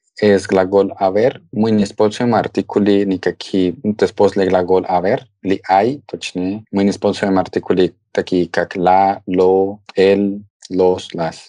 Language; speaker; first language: Russian; non-native, fluent; Spanish